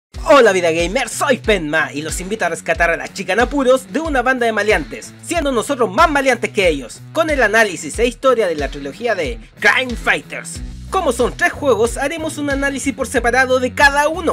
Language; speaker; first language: Spanish; native; Spanish